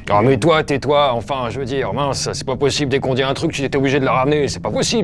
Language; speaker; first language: French; native; French